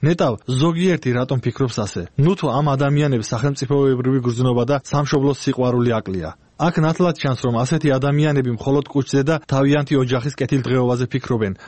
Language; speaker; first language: Georgian; non-native, local second language; Azerbaijani